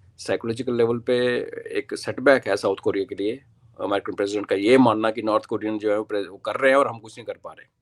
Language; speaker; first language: Hindi; non-native, local second language; Kashmiri